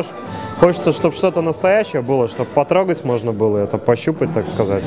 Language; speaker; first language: Russian; native; Russian